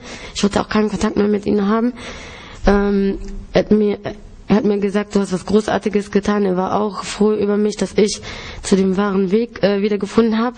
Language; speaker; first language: German; early bilingual, other home language; Greek